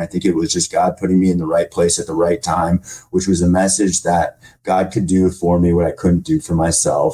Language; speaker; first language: English; native; English